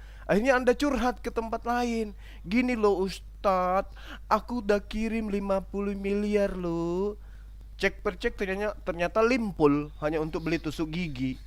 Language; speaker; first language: Indonesian; native; Indonesian